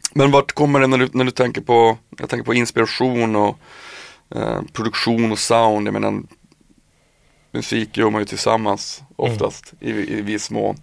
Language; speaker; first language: Swedish; native; Swedish